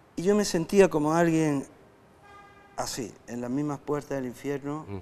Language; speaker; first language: Spanish; native; Spanish